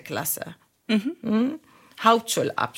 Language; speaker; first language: German; non-native, local second language; Arabic